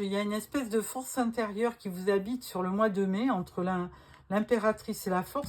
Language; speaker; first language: French; native; French